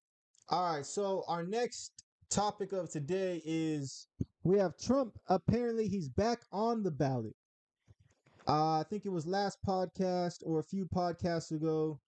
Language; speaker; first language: English; native; English